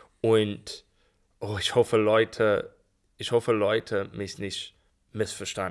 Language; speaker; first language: German; non-native, learner; English